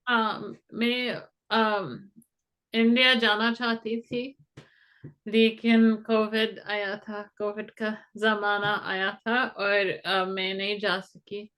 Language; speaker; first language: Hindi; non-native, fluent; English